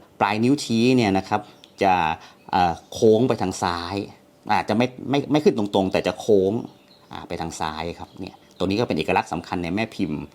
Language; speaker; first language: Thai; native; Thai